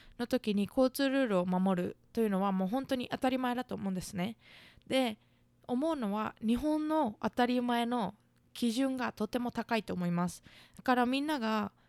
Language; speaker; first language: Japanese; native; Japanese